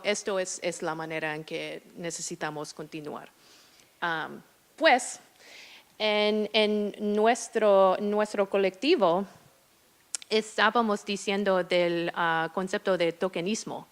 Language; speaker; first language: Spanish; non-native, fluent; English